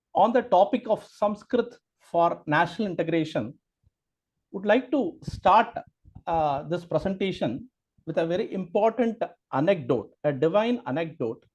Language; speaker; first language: English; non-native, local second language; Tamil